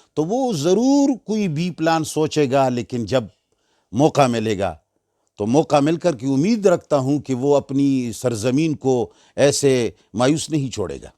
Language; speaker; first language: Urdu; non-native, local second language; Pashto